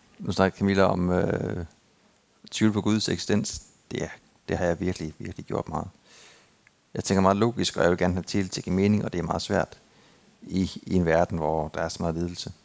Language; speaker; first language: Danish; native; Danish